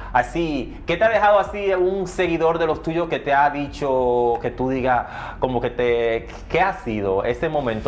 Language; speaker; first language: Spanish; native; Spanish